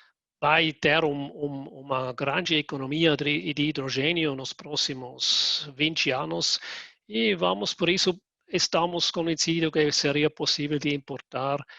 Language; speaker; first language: Portuguese; non-native, fluent; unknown